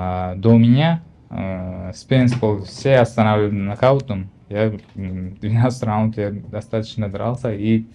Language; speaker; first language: Russian; non-native, learner; Uzbek